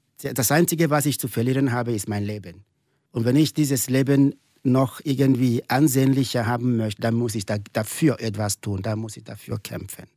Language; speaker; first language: German; non-native, fluent; Igbo